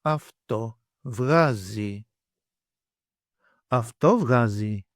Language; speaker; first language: Greek; native; Greek